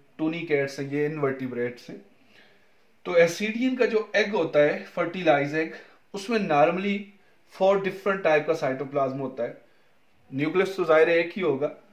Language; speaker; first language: Urdu; non-native, local second language; Punjabi